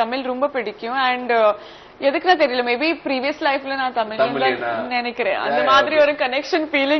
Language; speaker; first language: Tamil; non-native, fluent; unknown